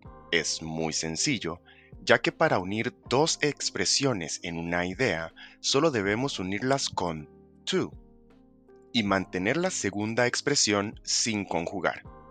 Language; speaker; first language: Spanish; native; Spanish